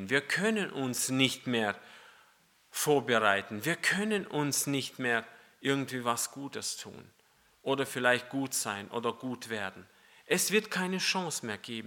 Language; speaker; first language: German; non-native, fluent; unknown